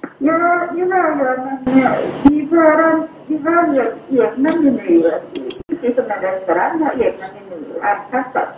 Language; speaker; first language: Swedish; non-native, fluent; Thai